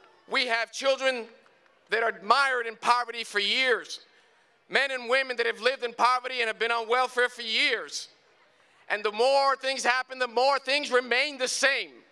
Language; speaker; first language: English; early bilingual, other home language; Spanish